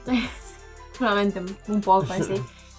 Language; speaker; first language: Spanish; non-native, learner; Ukrainian